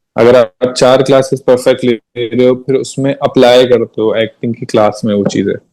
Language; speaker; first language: Hindi; native; Hindi